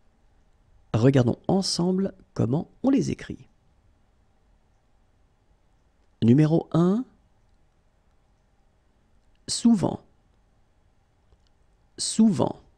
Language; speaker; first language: French; native; French